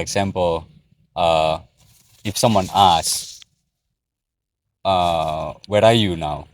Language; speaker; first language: English; non-native, learner; Indonesian